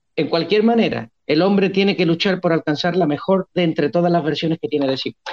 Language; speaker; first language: Spanish; native; Spanish